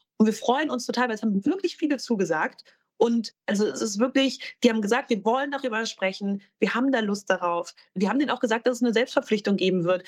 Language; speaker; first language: German; native; German